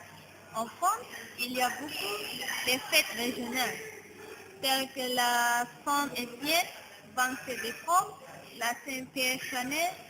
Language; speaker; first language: French; non-native, learner; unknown